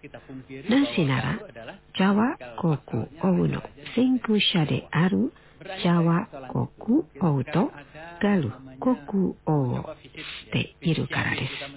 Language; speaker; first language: Japanese; non-native, fluent; Indonesian